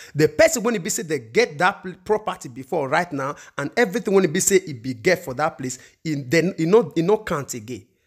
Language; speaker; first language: Nigerian Pidgin; non-native, local second language; Igbo